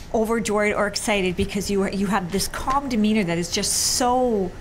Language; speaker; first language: English; native; English